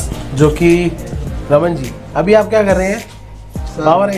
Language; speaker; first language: Hindi; native; Hindi